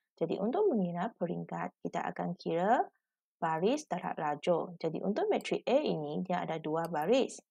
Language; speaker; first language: Malay; non-native, local second language; Chinese